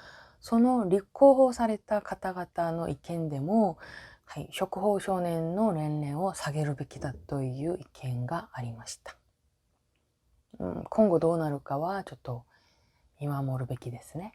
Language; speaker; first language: Japanese; non-native, fluent; Korean